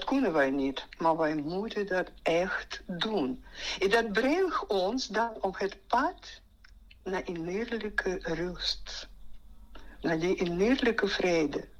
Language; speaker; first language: Dutch; non-native, fluent; Russian